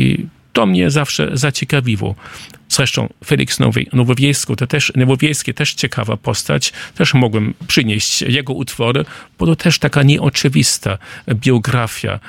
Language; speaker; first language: Polish; non-native, fluent; German